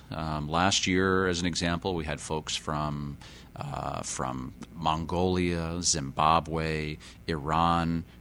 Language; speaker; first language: English; native; English